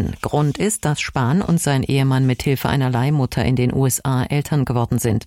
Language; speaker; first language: German; native; German